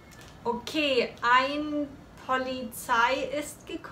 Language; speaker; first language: German; non-native, learner; Chinese